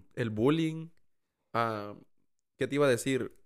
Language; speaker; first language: Spanish; early bilingual, heritage; Spanish